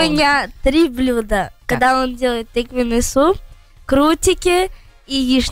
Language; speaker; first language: Russian; early bilingual, heritage; Russian